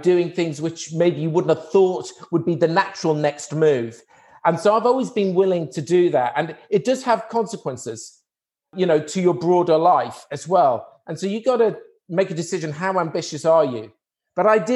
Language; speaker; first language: English; native; English